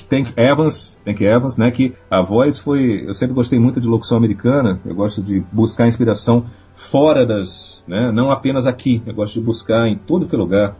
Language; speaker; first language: Portuguese; native; Portuguese